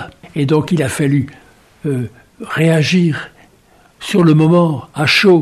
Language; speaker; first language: French; native; French